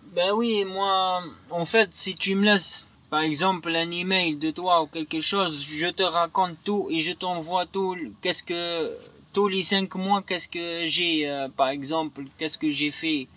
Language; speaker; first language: French; non-native, local second language; Arabic